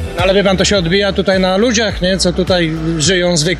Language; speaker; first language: Polish; native; Polish